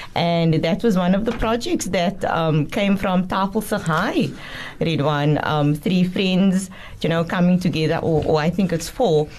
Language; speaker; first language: English; native; English